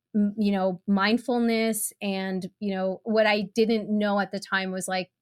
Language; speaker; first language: English; early bilingual, other home language; Spanish